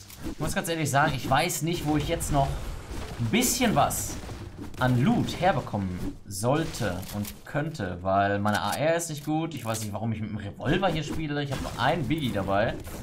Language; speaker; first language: German; native; German